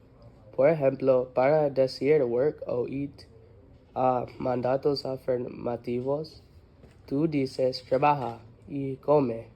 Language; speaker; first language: Spanish; non-native, learner; English